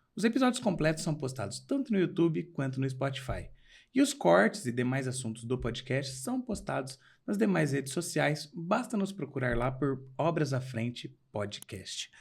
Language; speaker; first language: Portuguese; native; Portuguese